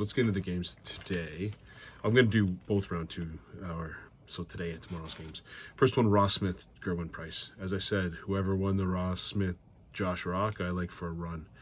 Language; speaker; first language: English; native; English